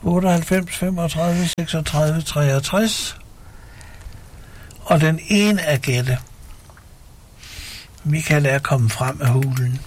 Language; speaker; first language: Danish; native; Danish